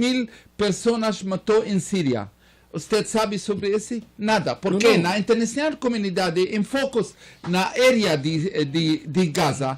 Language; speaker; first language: Spanish; non-native, learner; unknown